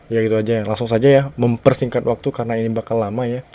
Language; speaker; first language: Indonesian; native; Indonesian